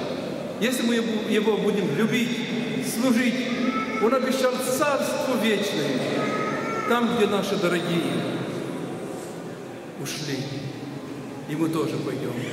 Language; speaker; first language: Russian; non-native, local second language; Ukrainian